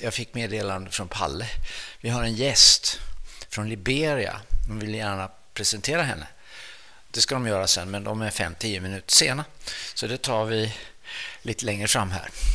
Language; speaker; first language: Swedish; native; Swedish